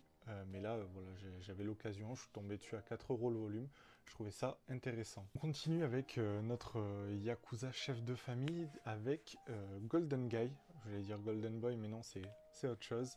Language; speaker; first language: French; native; French